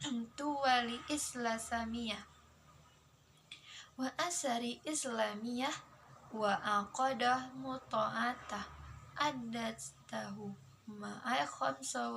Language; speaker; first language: Arabic; non-native, learner; Indonesian